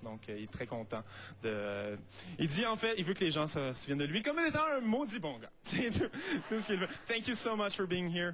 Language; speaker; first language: French; native; French